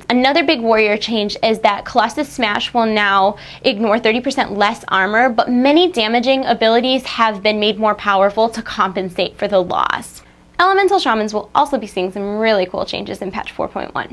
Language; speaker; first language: English; native; English